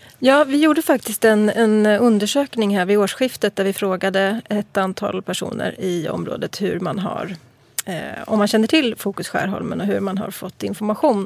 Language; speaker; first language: Swedish; native; Swedish